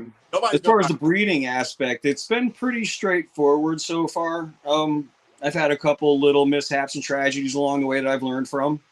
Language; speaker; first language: English; native; English